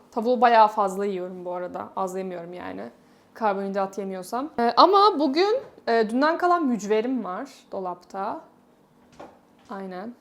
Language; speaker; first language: Turkish; native; Turkish